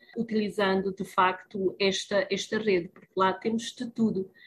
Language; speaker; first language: Portuguese; early bilingual, heritage; Spanish